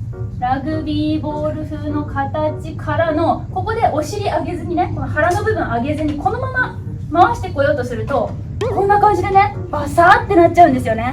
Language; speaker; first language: Japanese; native; Japanese